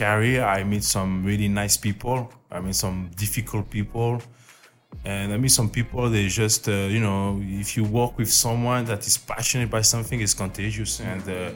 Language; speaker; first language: English; non-native, learner; French